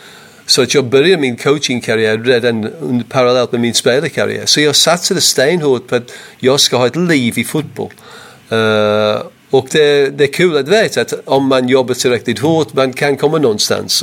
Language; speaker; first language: Swedish; non-native, fluent; English